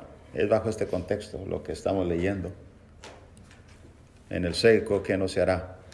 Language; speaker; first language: Spanish; native; Spanish